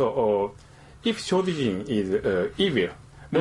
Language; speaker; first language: English; non-native, learner; Japanese